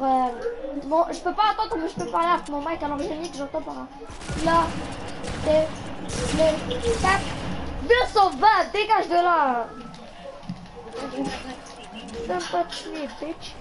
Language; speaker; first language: French; native; French